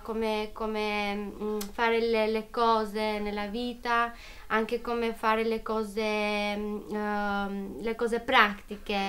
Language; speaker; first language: Italian; non-native, fluent; Albanian